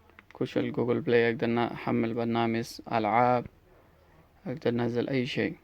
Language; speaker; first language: Arabic; non-native, learner; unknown